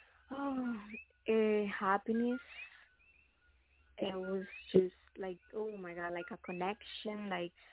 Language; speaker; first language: English; non-native, fluent; Spanish